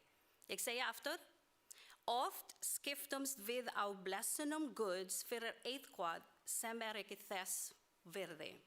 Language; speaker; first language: Icelandic; non-native, learner; Swedish